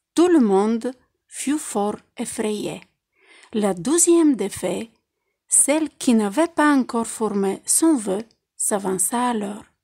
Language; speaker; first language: French; non-native, fluent; Bulgarian